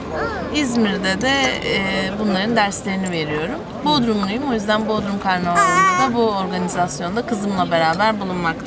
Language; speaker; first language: Turkish; native; Turkish